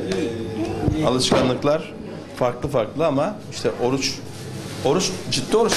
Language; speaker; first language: Turkish; native; Turkish